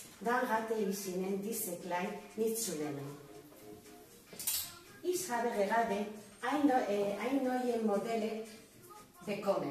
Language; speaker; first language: German; non-native, learner; Spanish